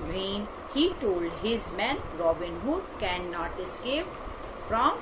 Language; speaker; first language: English; non-native, local second language; Hindi